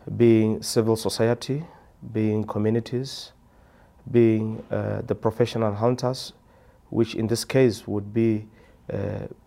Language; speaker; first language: English; non-native, local second language; Tswana